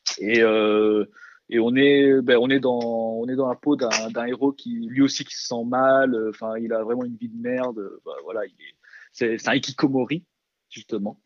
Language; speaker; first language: French; early bilingual, other home language; Korean